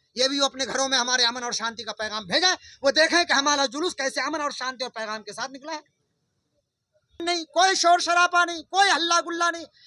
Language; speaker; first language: Urdu; non-native, local second language; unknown